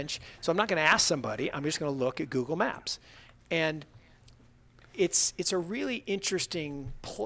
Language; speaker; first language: English; native; English